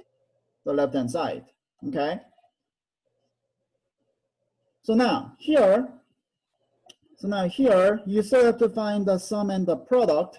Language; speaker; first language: English; non-native, fluent; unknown